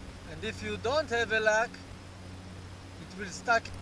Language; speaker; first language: English; non-native, learner; Hebrew